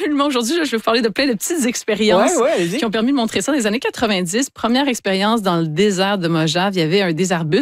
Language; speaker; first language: French; native; French